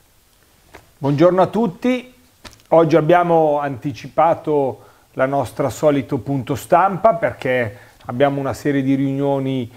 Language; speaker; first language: Italian; native; Italian